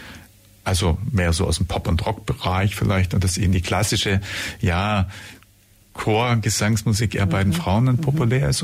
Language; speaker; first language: German; native; German